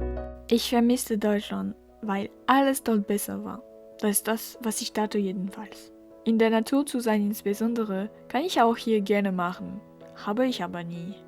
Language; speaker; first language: German; non-native, learner; French